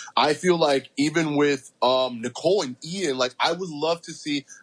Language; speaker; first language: English; early bilingual, other home language; Spanish